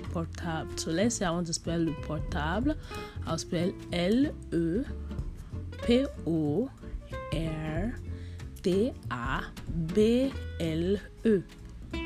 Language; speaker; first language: English; non-native, local second language; Yoruba